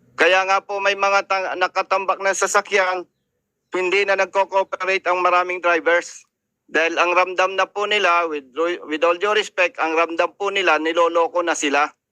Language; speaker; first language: Filipino; native; Filipino